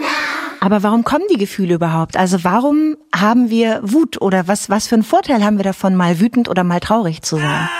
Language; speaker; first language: German; native; German